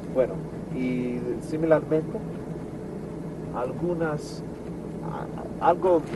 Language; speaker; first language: Spanish; non-native, fluent; English